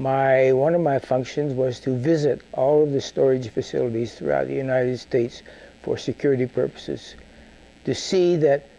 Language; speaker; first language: English; native; English